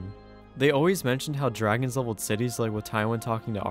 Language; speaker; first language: English; native; English